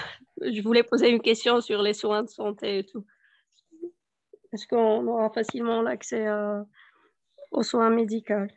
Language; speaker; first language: French; non-native, learner; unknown